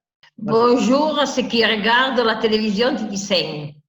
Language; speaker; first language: French; non-native, fluent; Italian